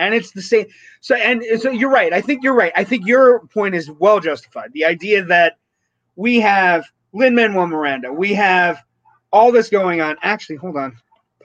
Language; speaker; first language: English; native; English